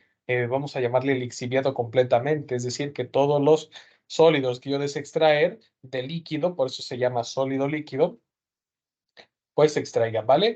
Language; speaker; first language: Spanish; native; Spanish